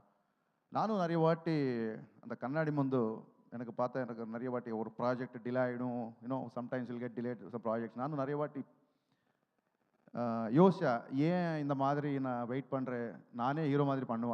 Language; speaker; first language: Tamil; non-native, learner; Telugu